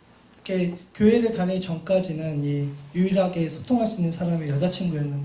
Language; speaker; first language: Korean; native; Korean